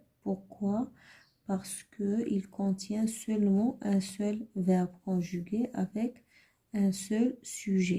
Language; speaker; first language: French; non-native, learner; Arabic